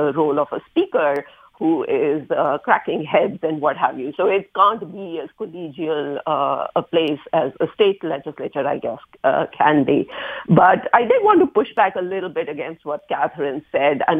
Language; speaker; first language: English; non-native, local second language; Hindi